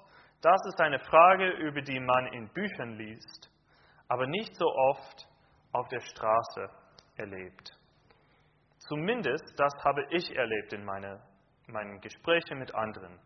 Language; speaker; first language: German; non-native, fluent; English